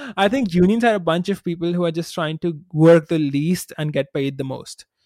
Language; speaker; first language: English; non-native, local second language; Hindi